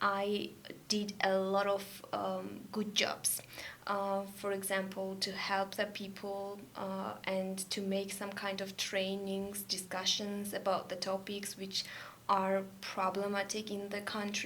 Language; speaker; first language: English; non-native, learner; Georgian